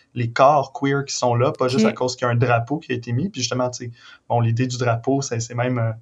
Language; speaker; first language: French; native; French